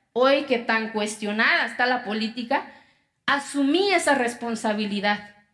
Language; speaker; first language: Spanish; non-native, local second language; Zapotec